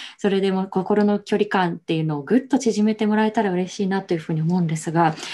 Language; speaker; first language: Japanese; native; Japanese